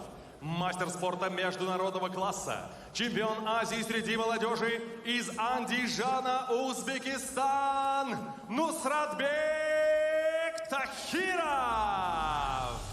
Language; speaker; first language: Russian; native; Russian